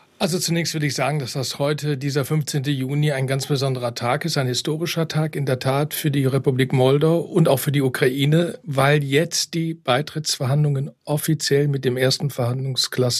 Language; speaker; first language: German; native; German